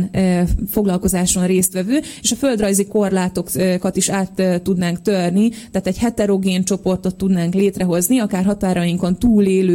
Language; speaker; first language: Hungarian; native; Hungarian